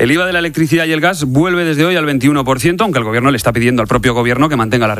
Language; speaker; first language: Spanish; native; Spanish